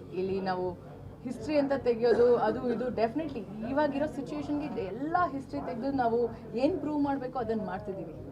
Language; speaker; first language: Kannada; native; Kannada